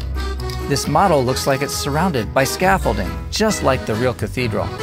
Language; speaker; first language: English; native; English